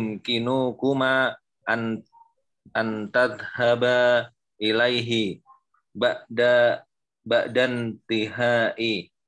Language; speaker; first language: Arabic; non-native, learner; Indonesian